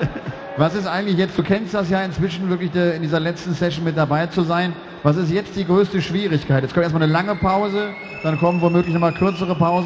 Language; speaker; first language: German; native; German